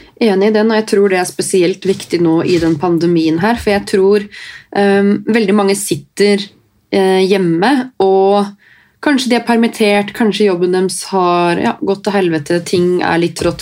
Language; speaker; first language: Norwegian; native; Norwegian